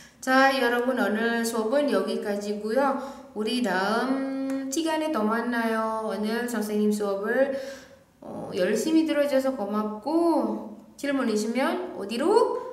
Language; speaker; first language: Korean; non-native, fluent; Indonesian